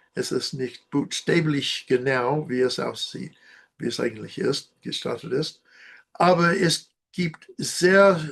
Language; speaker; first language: German; non-native, learner; English